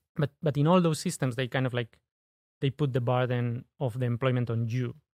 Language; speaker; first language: English; non-native, fluent; Spanish